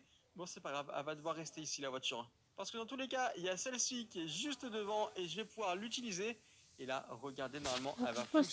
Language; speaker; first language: French; native; French